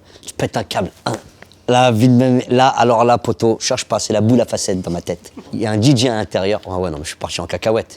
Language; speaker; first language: French; early bilingual, other home language; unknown